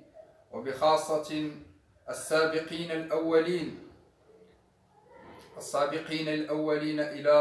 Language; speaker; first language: Arabic; native; Arabic